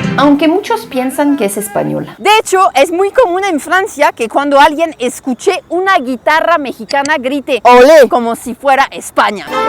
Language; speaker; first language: Spanish; non-native, fluent; French